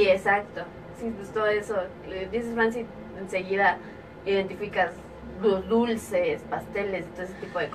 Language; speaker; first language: Spanish; native; Spanish